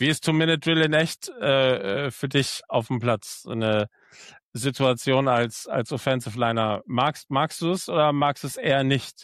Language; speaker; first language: German; native; German